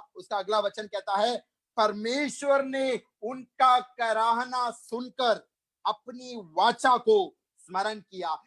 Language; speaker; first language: Hindi; non-native, local second language; Malayalam